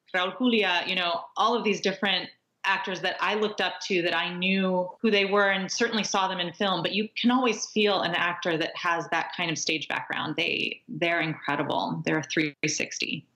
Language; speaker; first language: English; native; English